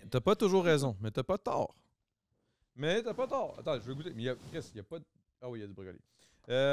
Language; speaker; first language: French; native; French